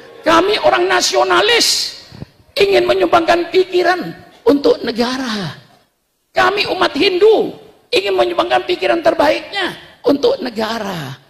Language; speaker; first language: Indonesian; non-native, local second language; Madurese